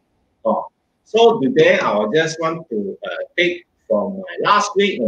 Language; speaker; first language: Chinese; native; Chinese